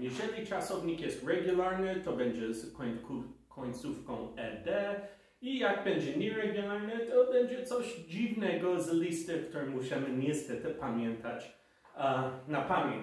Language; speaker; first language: Polish; non-native, fluent; English